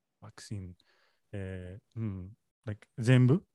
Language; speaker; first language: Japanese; non-native, learner; English